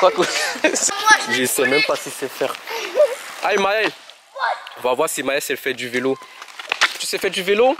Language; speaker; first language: French; native; French